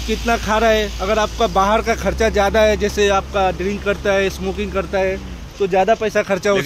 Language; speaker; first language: Hindi; native; Hindi